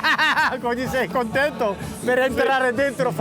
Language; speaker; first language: Italian; non-native, learner; Korean